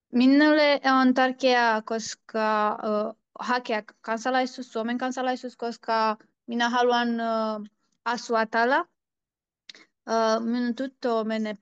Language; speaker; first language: Finnish; non-native, learner; Turkish